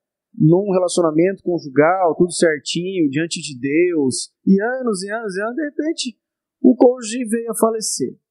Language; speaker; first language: Portuguese; native; Portuguese